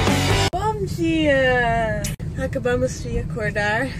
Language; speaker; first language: Portuguese; non-native, fluent; English